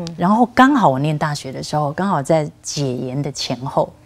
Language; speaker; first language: Chinese; native; Chinese